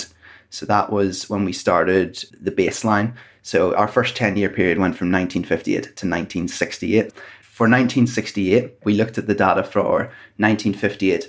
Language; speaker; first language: English; native; English